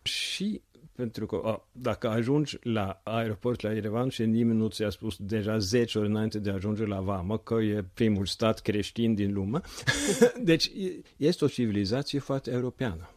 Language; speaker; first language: Romanian; non-native, fluent; Norwegian